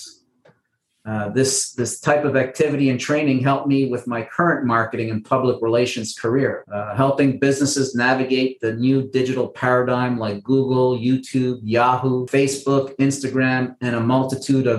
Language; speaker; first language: English; native; English